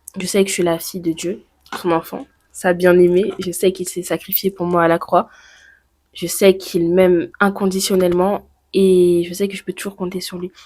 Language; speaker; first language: French; native; French